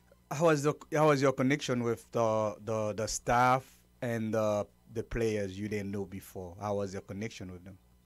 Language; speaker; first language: English; non-native, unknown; Haitian Creole